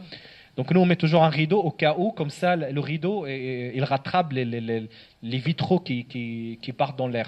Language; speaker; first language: French; non-native, local second language; Arabic